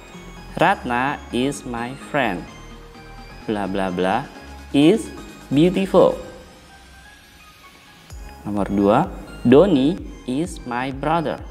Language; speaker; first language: English; non-native, local second language; Indonesian